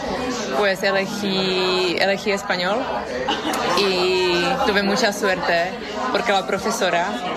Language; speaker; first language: Spanish; non-native, fluent; Czech